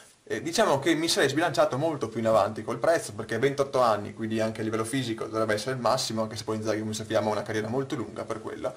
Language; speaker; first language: Italian; native; Italian